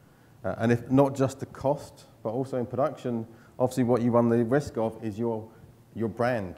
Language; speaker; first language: English; native; English